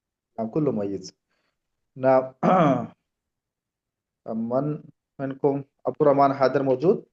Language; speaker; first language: Arabic; non-native, learner; Urdu